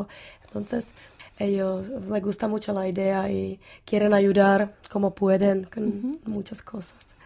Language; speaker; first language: Spanish; non-native, learner; Czech